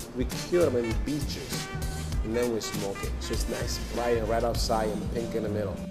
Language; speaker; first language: English; non-native, fluent; Italian